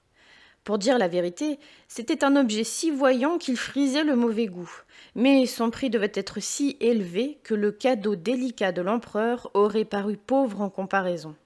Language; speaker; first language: French; native; French